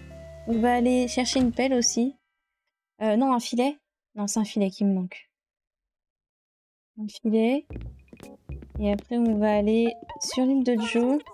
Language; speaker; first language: French; native; French